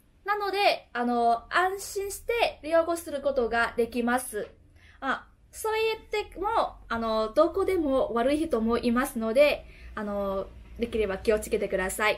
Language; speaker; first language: Japanese; non-native, fluent; Vietnamese